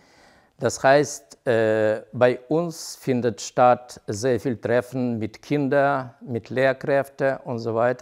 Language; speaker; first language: German; non-native, fluent; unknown